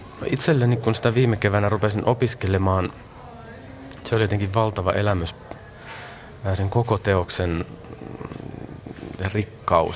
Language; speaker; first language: Finnish; native; Finnish